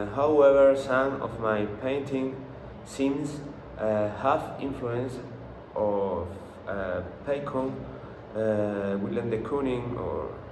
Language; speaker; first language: English; non-native, learner; Spanish